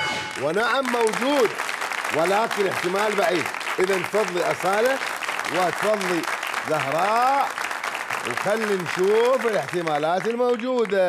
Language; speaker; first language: Arabic; native; Arabic